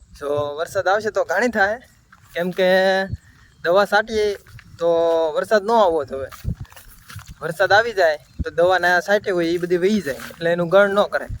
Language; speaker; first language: Gujarati; native; Gujarati